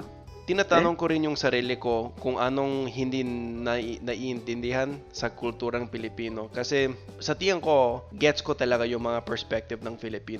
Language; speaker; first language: Filipino; non-native, fluent; English